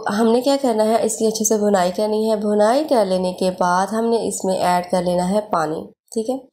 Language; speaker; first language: Urdu; native; Urdu